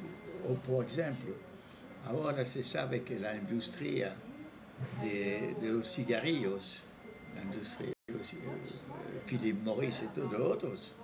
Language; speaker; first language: Spanish; non-native, fluent; French